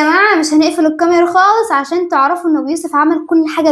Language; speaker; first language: Arabic; native; Arabic